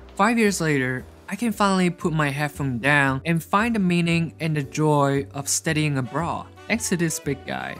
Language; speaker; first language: English; non-native, fluent; Chinese